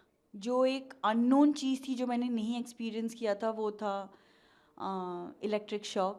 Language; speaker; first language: Hindi; native; Hindi